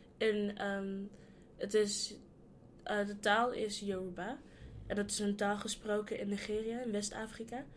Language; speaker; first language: Dutch; early bilingual, other home language; Yoruba